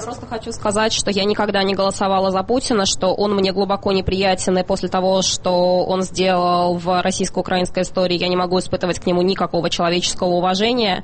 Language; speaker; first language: Russian; native; Russian